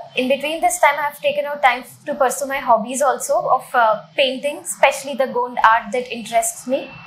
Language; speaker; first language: English; non-native, local second language; Hindi